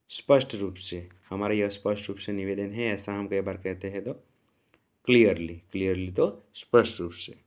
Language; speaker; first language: Hindi; non-native, local second language; Gujarati